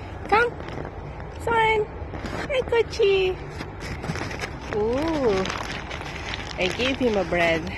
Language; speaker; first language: English; non-native, local second language; Filipino